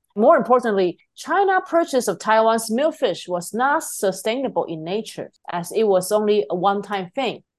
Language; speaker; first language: English; non-native, fluent; Chinese